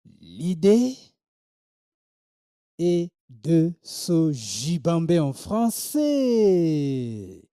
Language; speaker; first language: French; non-native, learner; Swahili